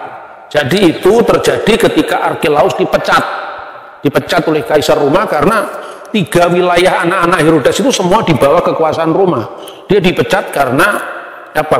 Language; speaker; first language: Indonesian; native; Indonesian